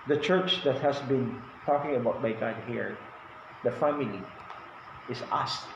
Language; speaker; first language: English; non-native, local second language; Filipino